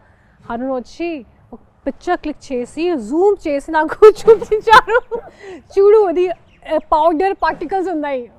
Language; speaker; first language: Telugu; non-native, fluent; Hindi